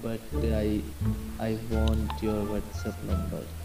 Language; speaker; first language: English; non-native, learner; Malayalam